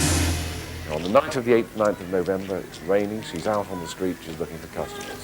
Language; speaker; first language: English; native; English